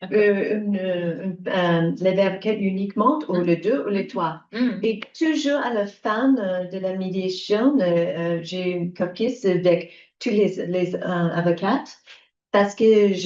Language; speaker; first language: French; non-native, learner; English